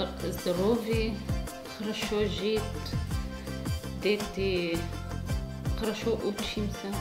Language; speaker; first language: Russian; non-native, learner; Arabic